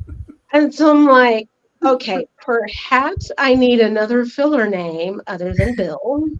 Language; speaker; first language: English; native; English